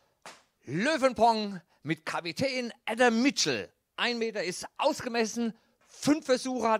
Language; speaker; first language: German; native; German